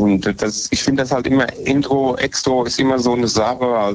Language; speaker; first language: German; native; German